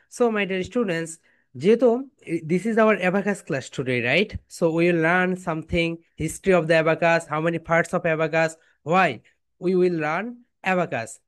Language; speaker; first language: English; non-native, local second language; Bangla